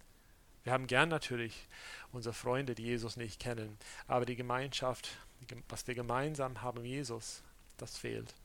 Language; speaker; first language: German; non-native, fluent; English